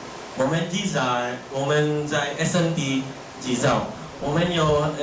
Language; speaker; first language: Chinese; non-native, learner; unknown